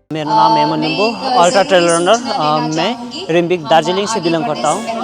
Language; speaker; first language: Hindi; non-native, local second language; Nepali